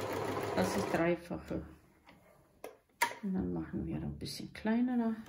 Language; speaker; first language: German; non-native, learner; Croatian